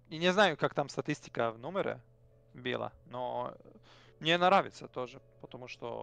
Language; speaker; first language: Russian; non-native, learner; Serbian